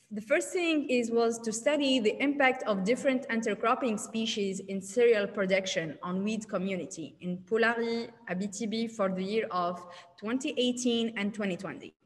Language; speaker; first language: English; non-native, learner; Arabic